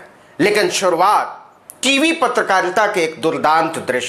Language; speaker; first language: Hindi; native; Hindi